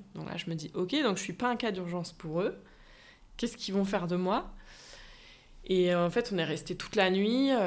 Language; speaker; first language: French; native; French